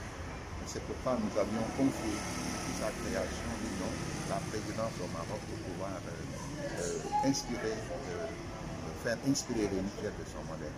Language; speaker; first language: French; non-native, local second language; Wolof